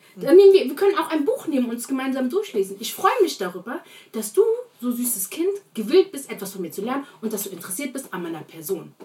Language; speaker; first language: German; early bilingual, other home language; Portuguese